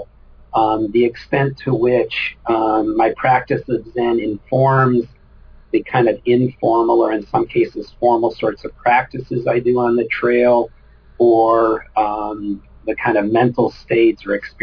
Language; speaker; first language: English; native; English